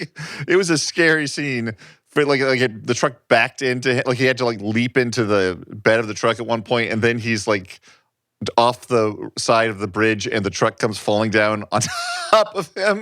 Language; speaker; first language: English; native; English